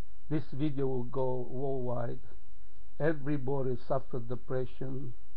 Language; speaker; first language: English; non-native, fluent; Italian